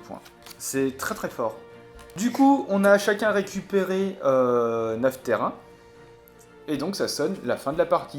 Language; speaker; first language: French; native; French